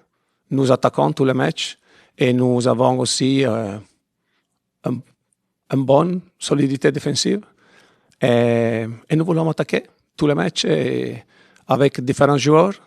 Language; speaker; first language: French; non-native, fluent; Italian